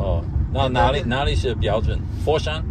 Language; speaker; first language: Chinese; non-native, learner; English